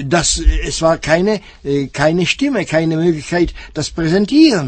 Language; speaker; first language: German; non-native, fluent; Czech